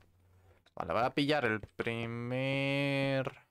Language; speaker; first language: Spanish; native; Spanish